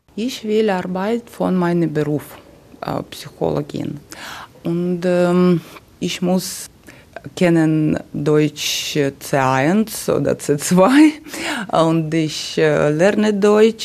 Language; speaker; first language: German; non-native, learner; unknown